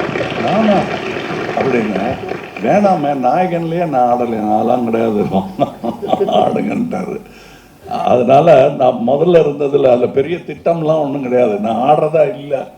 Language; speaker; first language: Tamil; native; Tamil